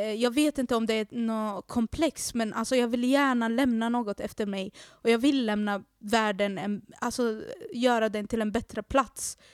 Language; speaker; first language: Swedish; early bilingual, other home language; Arabic